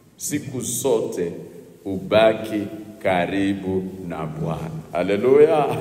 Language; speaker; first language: Swahili; non-native, local second language; Nande